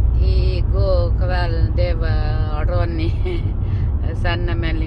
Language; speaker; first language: Norwegian; non-native, learner; Thai